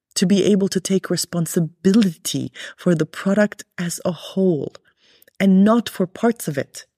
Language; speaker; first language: English; early bilingual, other home language; Arabic